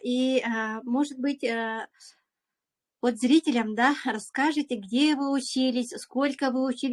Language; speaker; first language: Russian; non-native, local second language; Yakut